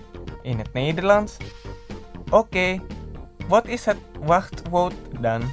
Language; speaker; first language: Dutch; non-native, fluent; Indonesian